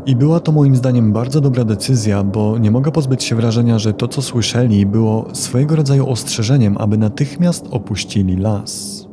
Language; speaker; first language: Polish; native; Polish